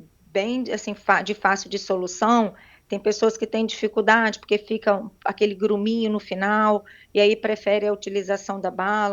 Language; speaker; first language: Portuguese; native; Portuguese